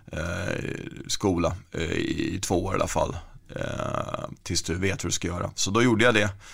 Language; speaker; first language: Swedish; native; Swedish